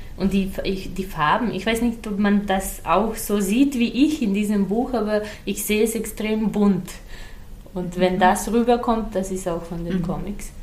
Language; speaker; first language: German; non-native, fluent; Serbian